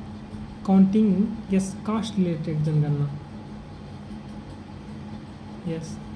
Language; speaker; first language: English; non-native, learner; Hindi